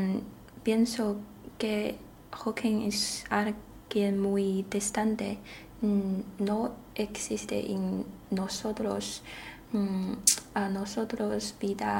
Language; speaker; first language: Spanish; non-native, learner; Chinese